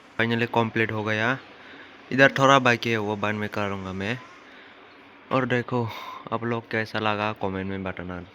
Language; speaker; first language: Hindi; non-native, local second language; Kok Borok